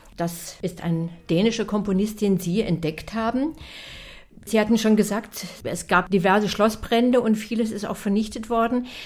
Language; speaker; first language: German; native; German